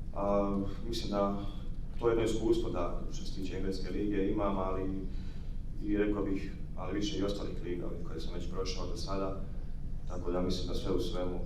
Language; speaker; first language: Croatian; native; Croatian